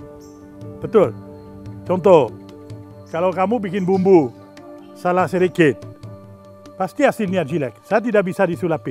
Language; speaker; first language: Indonesian; non-native, learner; French